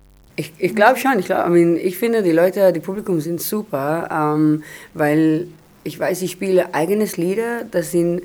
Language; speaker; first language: German; non-native, learner; Hebrew